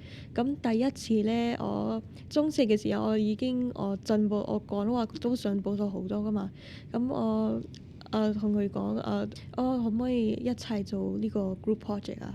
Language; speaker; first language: Cantonese; non-native, fluent; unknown